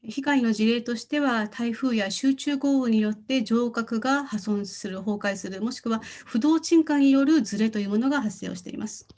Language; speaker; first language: Japanese; non-native, fluent; Korean